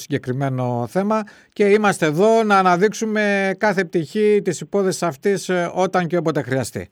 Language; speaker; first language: Greek; native; Greek